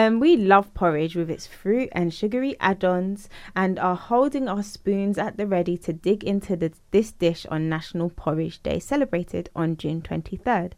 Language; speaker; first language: English; native; English